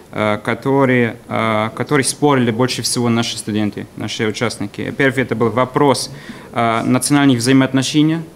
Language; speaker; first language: Russian; non-native, fluent; German